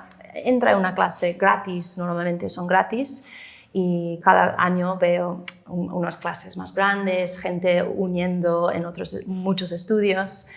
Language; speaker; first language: Spanish; non-native, fluent; English